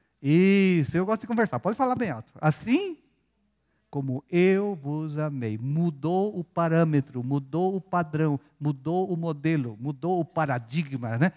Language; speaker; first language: Portuguese; non-native, fluent; Spanish